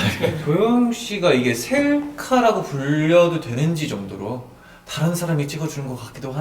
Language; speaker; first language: Korean; native; Korean